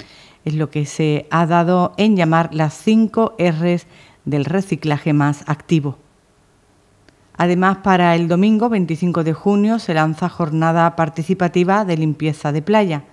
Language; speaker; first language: Spanish; native; Spanish